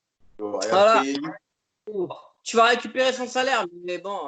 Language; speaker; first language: French; native; French